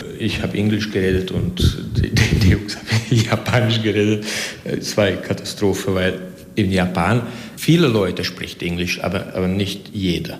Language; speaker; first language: German; non-native, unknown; Hungarian